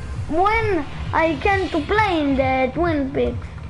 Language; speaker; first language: English; non-native, learner; Hebrew